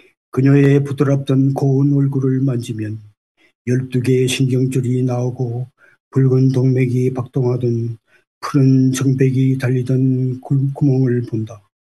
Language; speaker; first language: Korean; native; Korean